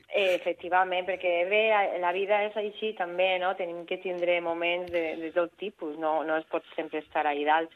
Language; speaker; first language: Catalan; non-native, local second language; Spanish